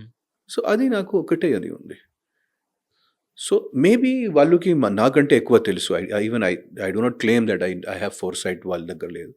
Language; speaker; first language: Telugu; non-native, fluent; Hindi